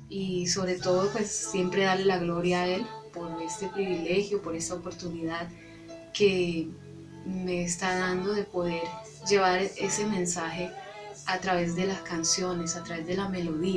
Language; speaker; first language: Spanish; native; Spanish